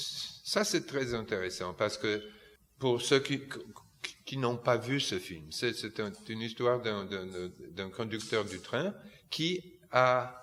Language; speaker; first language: French; non-native, fluent; Polish